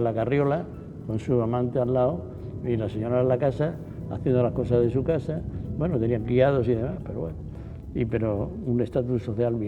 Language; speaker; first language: Spanish; native; Spanish